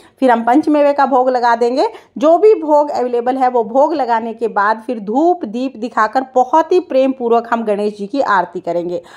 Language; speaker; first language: Hindi; native; Hindi